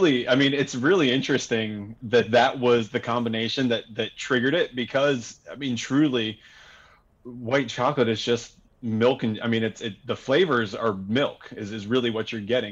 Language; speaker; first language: English; native; English